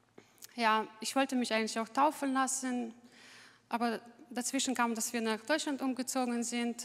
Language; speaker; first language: German; non-native, fluent; Russian